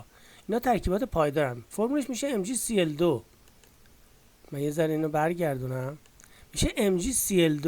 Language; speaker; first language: Persian; native; Persian